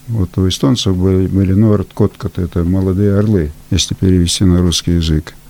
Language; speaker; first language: Russian; early bilingual, heritage; Russian